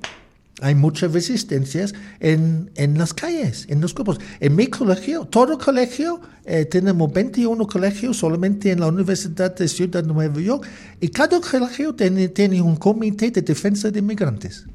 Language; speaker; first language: Spanish; non-native, learner; English